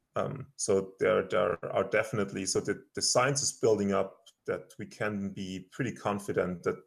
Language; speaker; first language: English; non-native, fluent; German